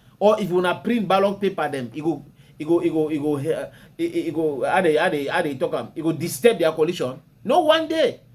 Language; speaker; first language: Nigerian Pidgin; native; Nigerian Pidgin